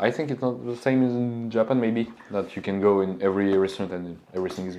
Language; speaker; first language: English; non-native, learner; French